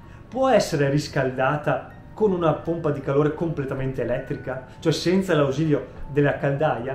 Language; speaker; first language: Italian; native; Italian